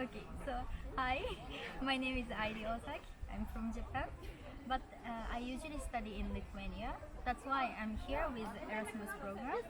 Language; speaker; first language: English; non-native, fluent; Japanese